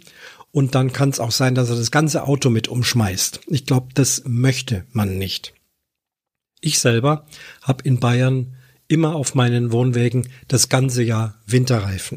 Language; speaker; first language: German; native; German